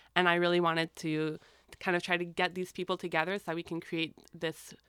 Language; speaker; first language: English; native; English